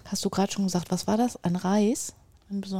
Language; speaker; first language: German; native; German